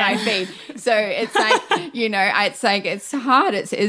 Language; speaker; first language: English; native; English